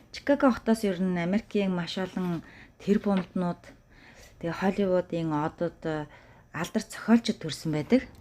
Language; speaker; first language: Mongolian; native; Mongolian